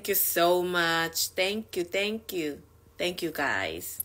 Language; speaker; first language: English; non-native, learner; Korean